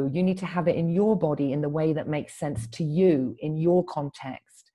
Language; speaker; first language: English; native; English